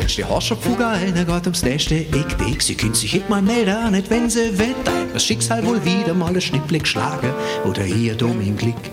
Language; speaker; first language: German; native; German